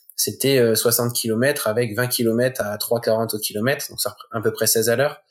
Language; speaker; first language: French; native; French